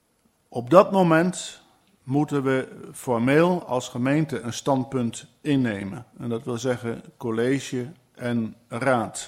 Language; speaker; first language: Dutch; native; Dutch